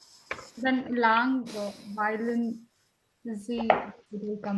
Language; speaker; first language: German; non-native, learner; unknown